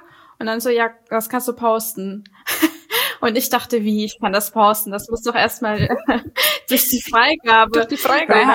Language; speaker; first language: German; native; German